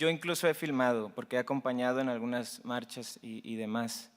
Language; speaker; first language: Spanish; native; Spanish